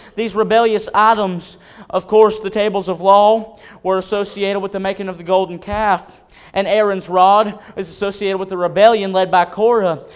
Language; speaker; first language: English; native; English